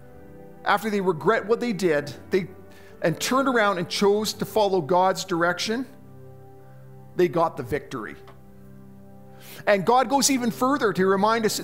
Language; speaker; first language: English; native; English